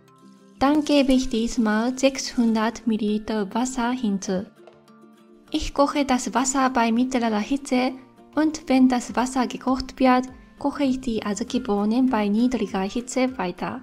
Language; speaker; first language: German; non-native, fluent; Japanese